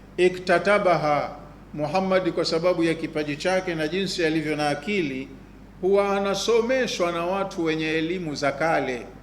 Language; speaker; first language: Swahili; native; Swahili